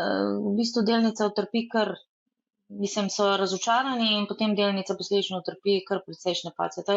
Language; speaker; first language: Slovenian; native; Slovenian